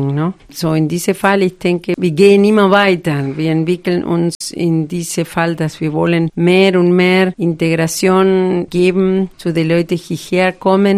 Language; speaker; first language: German; non-native, fluent; Spanish